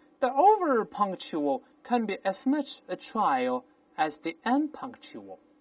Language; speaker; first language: English; non-native, fluent; Chinese